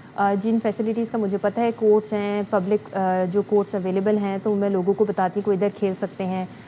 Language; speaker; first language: Urdu; native; Urdu